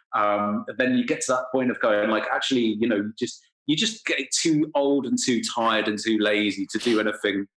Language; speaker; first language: English; native; English